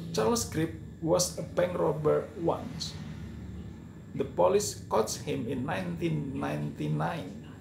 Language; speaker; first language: English; non-native, fluent; Indonesian